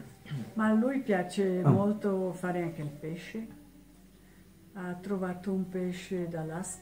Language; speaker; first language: Italian; non-native, local second language; German